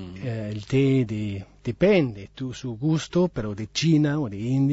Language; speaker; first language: Spanish; non-native, learner; English